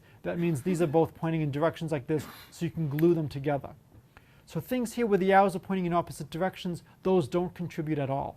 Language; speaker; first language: English; native; English